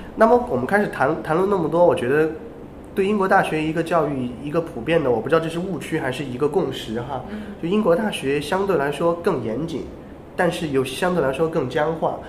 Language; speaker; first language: Chinese; native; Chinese